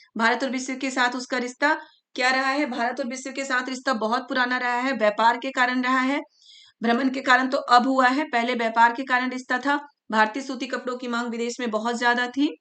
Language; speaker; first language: Hindi; native; Hindi